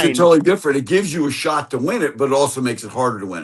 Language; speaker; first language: English; native; English